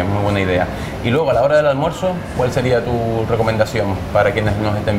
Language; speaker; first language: Spanish; native; Spanish